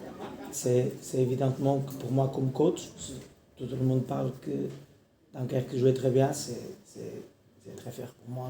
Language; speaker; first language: French; non-native, learner; Portuguese